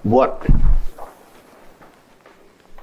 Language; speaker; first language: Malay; non-native, local second language; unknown